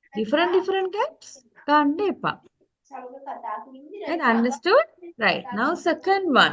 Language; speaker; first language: English; non-native, local second language; Sinhala